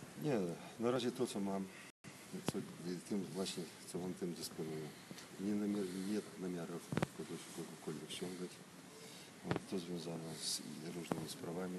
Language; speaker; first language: Polish; non-native, learner; Russian